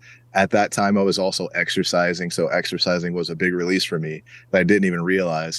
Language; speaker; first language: English; native; English